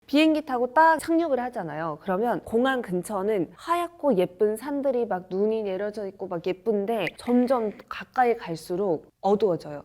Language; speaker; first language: Korean; non-native, fluent; Mongolian